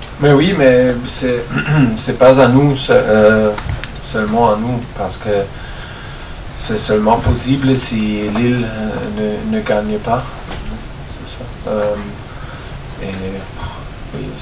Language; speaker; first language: French; non-native, learner; German